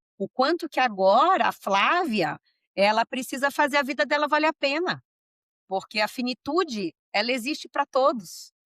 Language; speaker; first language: Portuguese; native; Portuguese